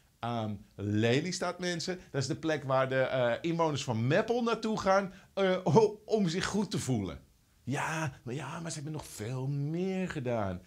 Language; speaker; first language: Dutch; native; Dutch